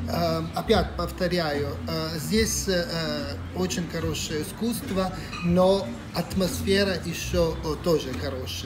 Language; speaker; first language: Russian; non-native, fluent; Italian